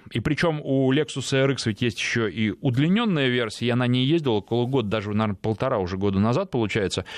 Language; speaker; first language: Russian; native; Russian